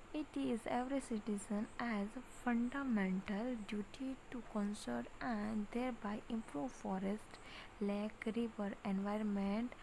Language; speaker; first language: English; non-native, local second language; Gujarati